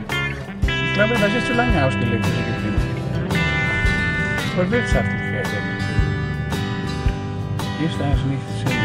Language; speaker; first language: German; non-native, fluent; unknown